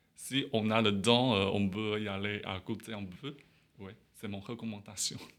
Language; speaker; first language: French; non-native, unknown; Chinese